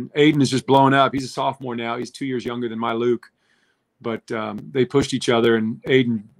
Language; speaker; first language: English; native; English